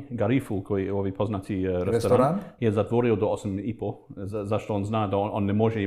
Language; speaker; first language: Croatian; non-native, fluent; English